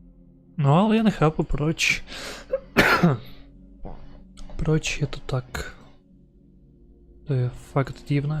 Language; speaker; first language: Czech; non-native, local second language; Ukrainian